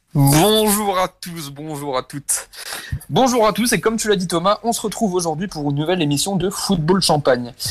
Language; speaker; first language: French; native; French